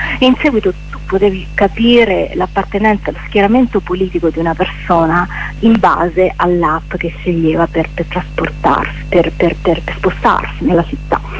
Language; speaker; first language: Italian; native; Italian